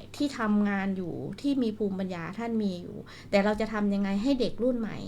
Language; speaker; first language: Thai; native; Thai